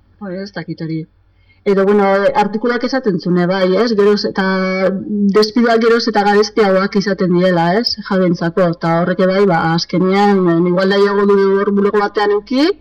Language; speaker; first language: Basque; non-native, local second language; Spanish